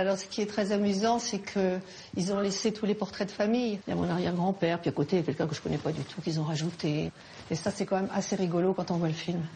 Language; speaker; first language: French; native; French